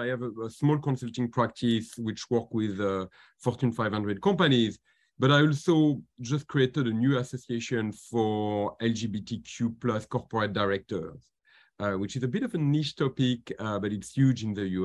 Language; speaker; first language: English; non-native, fluent; French